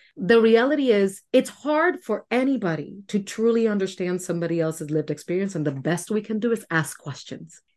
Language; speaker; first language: English; non-native, fluent; Spanish